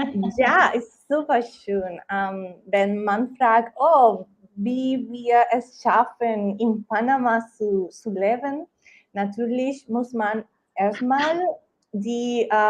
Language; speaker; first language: German; non-native, learner; Spanish